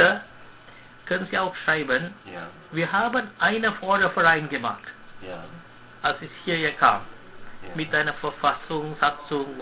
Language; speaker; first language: German; non-native, learner; Sinhala